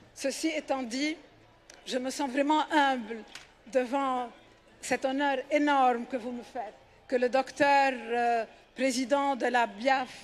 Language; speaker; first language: French; non-native, local second language; Arabic